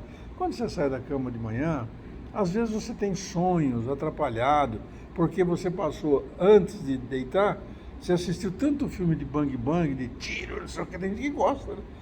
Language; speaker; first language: Portuguese; native; Portuguese